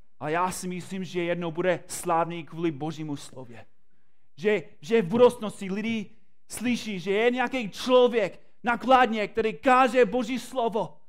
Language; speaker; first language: Czech; non-native, fluent; English